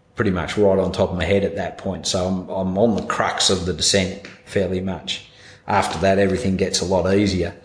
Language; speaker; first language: English; native; English